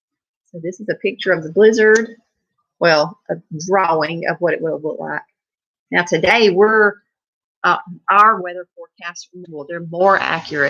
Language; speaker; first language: English; native; English